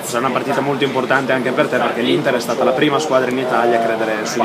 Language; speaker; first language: Italian; native; Italian